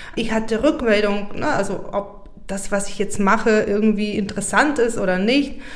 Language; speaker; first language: German; non-native, fluent; Bulgarian